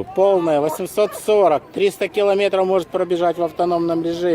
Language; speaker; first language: Russian; native; Russian